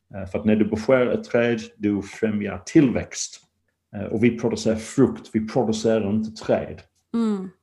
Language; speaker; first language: Swedish; non-native, fluent; English